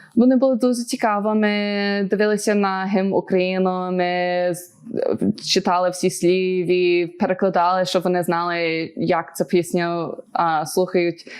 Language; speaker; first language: Ukrainian; early bilingual, heritage; Ukrainian